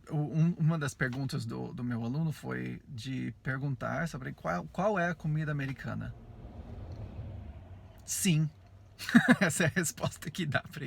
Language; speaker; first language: Portuguese; non-native, fluent; English